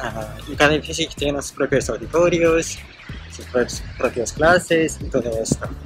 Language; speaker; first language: Spanish; non-native, fluent; Russian